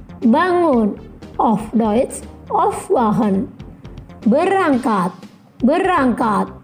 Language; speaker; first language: German; non-native, learner; Indonesian